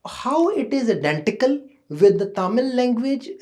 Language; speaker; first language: English; non-native, local second language; Punjabi